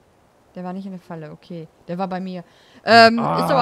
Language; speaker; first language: German; native; German